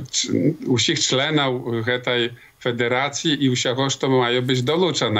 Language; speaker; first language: Polish; non-native, local second language; Belarusian